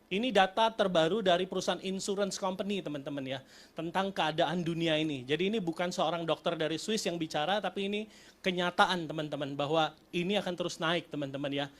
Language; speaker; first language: Indonesian; native; Indonesian